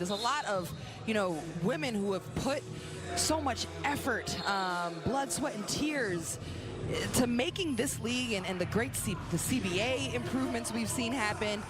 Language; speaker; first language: English; native; English